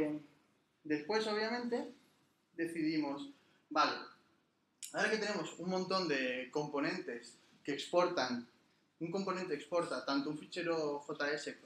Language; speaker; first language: Spanish; native; Spanish